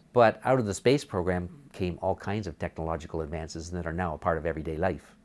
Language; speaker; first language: English; native; English